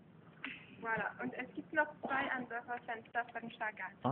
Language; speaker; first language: German; non-native, fluent; French